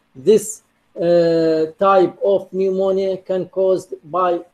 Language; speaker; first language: English; non-native, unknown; Arabic